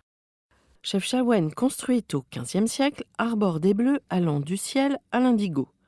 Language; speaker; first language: French; native; French